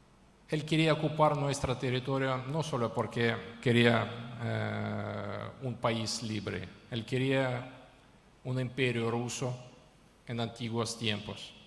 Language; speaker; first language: Spanish; non-native, learner; Ukrainian